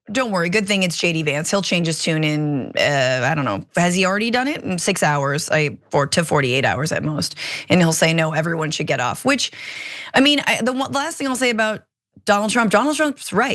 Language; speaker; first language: English; native; English